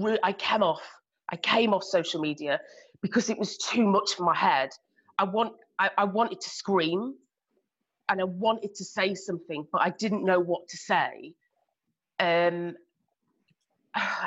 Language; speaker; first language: English; native; English